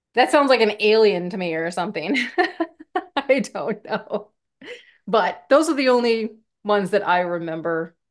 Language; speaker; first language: English; native; English